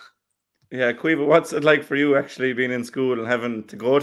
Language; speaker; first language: English; native; English